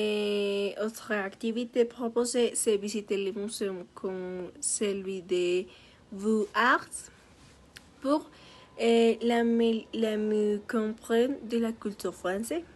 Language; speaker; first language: French; non-native, learner; Spanish